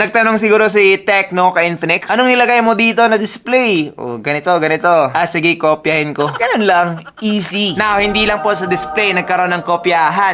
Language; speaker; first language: Filipino; native; Filipino